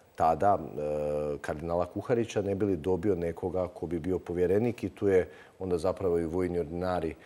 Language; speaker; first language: Croatian; native; Croatian